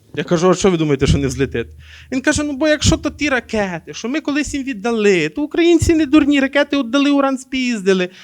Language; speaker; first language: Ukrainian; native; Ukrainian